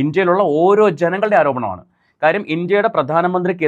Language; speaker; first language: Malayalam; native; Malayalam